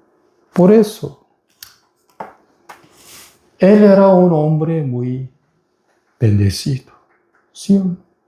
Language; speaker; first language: Spanish; non-native, fluent; Korean